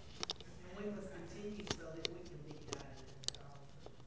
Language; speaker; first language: English; native; English